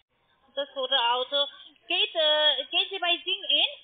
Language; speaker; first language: German; non-native, learner; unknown